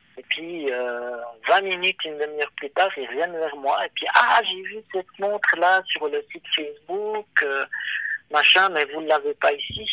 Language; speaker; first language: French; native; French